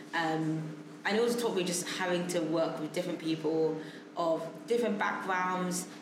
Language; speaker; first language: English; native; English